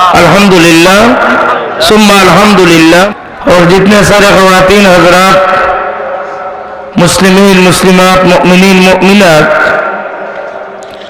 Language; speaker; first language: Urdu; non-native, local second language; Sylheti